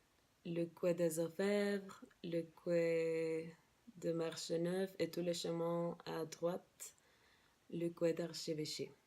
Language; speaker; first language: French; non-native, learner; Spanish